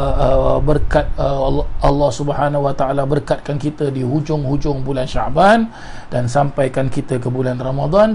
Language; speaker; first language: Malay; native; Malay